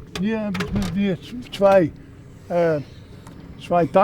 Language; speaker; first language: German; non-native, learner; Dutch